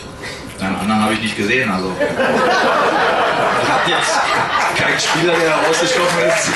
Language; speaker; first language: German; native; German